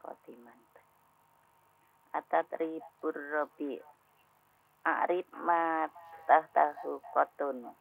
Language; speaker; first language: Arabic; non-native, learner; Indonesian